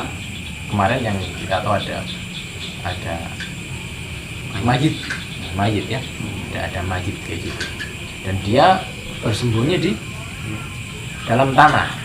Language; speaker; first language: Indonesian; native; Indonesian